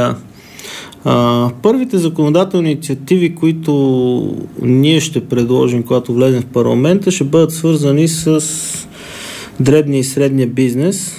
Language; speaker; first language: Bulgarian; native; Bulgarian